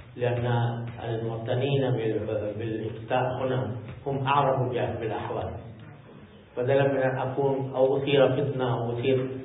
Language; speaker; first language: Arabic; non-native, fluent; Urdu